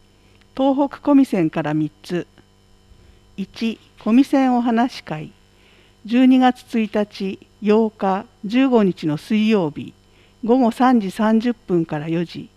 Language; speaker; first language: Japanese; native; Japanese